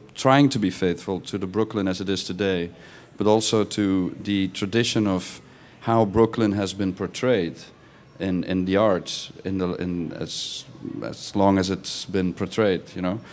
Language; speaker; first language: English; non-native, fluent; Dutch